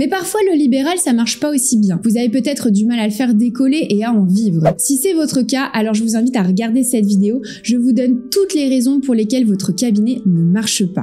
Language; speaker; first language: French; native; French